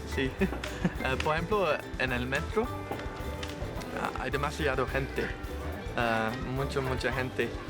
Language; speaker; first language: Spanish; non-native, learner; English